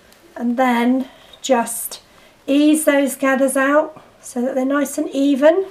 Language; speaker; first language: English; native; English